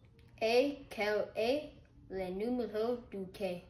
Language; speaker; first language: French; non-native, learner; English